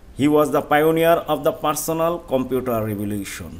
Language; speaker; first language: English; non-native, local second language; Bangla